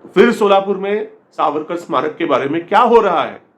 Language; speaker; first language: Hindi; non-native, local second language; Marathi